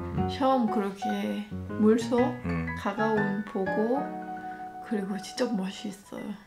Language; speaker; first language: Korean; non-native, learner; Thai